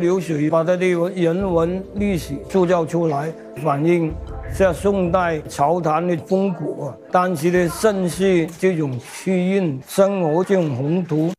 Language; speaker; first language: Chinese; native; Chinese